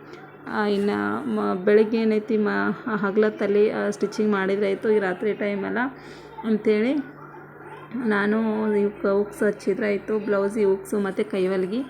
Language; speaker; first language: Kannada; native; Kannada